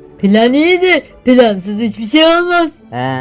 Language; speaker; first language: Turkish; native; Turkish